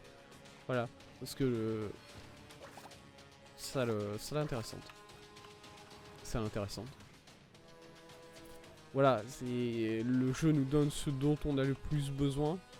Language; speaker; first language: French; native; French